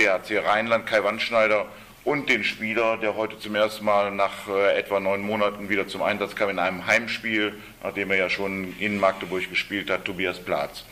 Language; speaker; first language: German; native; German